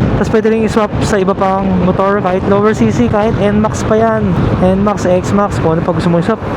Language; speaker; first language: Filipino; native; Filipino